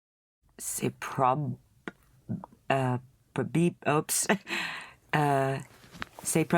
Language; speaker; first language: French; non-native, learner; English